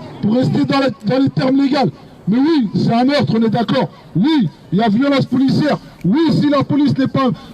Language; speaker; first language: French; native; French